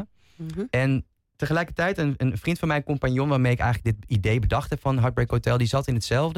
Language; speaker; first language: Dutch; native; Dutch